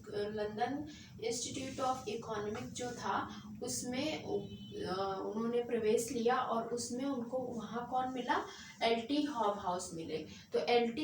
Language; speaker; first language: Hindi; native; Hindi